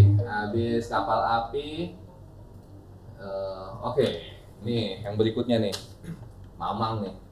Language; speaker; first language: Indonesian; native; Indonesian